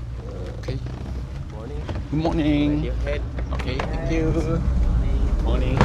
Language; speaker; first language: English; non-native, learner; Japanese